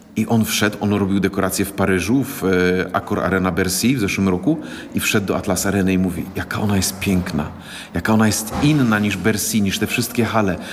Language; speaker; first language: Polish; native; Polish